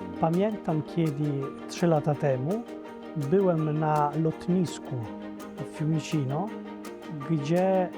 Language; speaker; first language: Polish; non-native, fluent; Italian